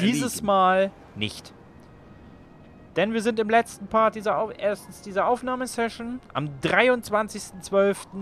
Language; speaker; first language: German; native; German